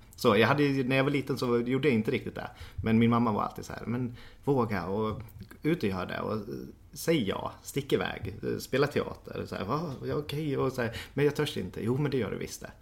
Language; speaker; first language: Swedish; native; Swedish